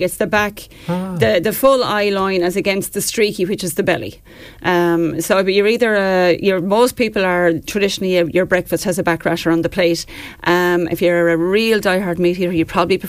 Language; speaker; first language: English; native; English